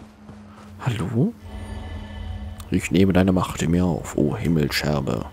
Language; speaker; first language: German; native; German